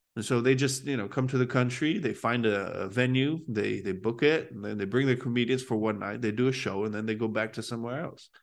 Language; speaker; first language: English; early bilingual, other home language; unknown